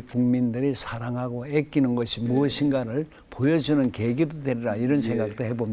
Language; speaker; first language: Korean; native; Korean